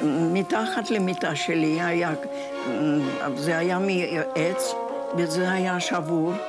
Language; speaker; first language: Hebrew; non-native, fluent; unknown